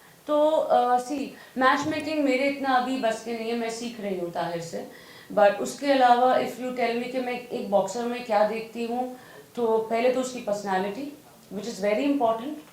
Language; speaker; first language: Hindi; native; Hindi